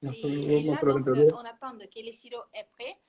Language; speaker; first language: French; non-native, fluent; Italian